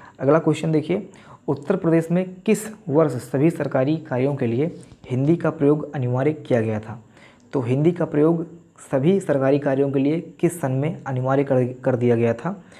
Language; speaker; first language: Hindi; native; Hindi